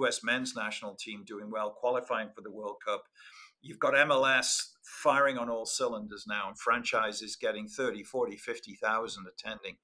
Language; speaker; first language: English; native; English